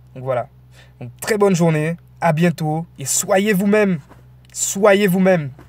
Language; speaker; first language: French; native; French